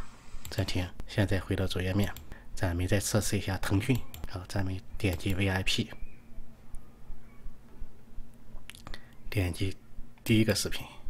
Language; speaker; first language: Chinese; native; Chinese